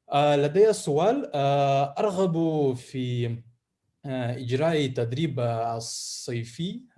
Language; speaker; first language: Arabic; non-native, learner; Russian